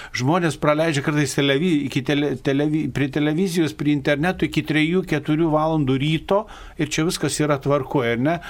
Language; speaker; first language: Lithuanian; native; Lithuanian